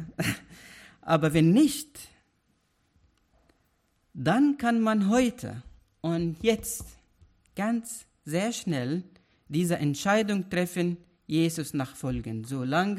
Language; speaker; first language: German; non-native, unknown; Arabic